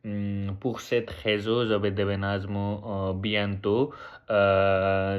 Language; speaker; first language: French; non-native, learner; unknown